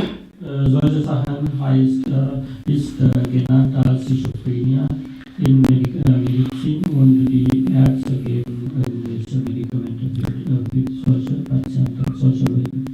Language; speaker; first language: German; non-native, fluent; Sinhala